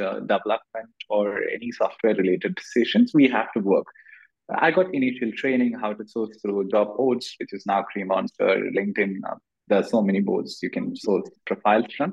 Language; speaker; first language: English; non-native, local second language; Malayalam